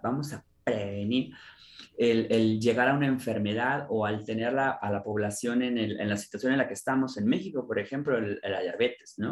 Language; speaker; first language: Spanish; native; Spanish